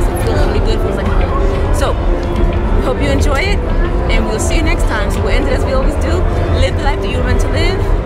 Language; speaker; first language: English; native; English